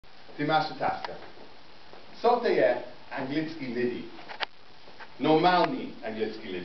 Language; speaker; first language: Czech; non-native, learner; English